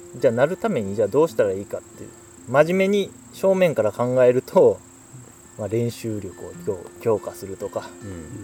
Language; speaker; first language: Japanese; native; Japanese